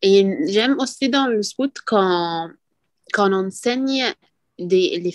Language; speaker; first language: French; non-native, learner; Arabic